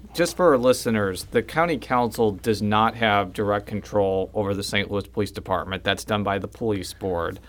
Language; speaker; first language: English; native; English